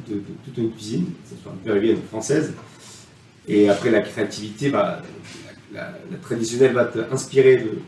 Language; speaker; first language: French; non-native, fluent; Spanish